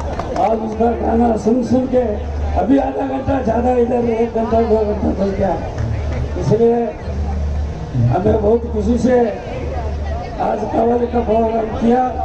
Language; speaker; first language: Hindi; non-native, local second language; Kannada